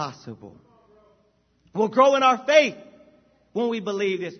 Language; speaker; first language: English; native; English